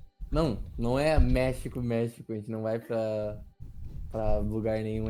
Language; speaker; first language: Portuguese; native; Portuguese